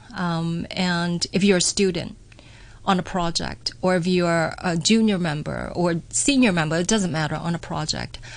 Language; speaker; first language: English; native; English